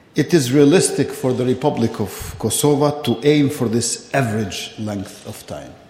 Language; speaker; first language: English; non-native, fluent; Albanian